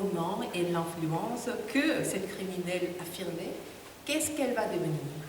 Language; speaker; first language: French; non-native, fluent; Korean